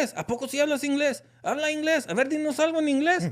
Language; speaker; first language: Spanish; early bilingual, heritage; Spanish